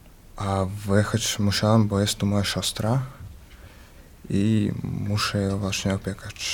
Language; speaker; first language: Polish; early bilingual, other home language; Ukrainian